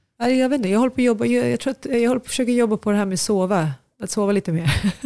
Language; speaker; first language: Swedish; early bilingual, other home language; Tigrinya